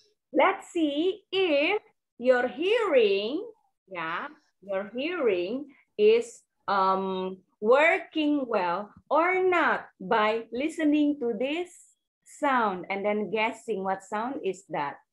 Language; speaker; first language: English; non-native, fluent; Indonesian